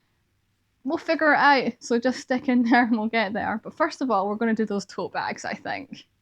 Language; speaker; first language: English; native; English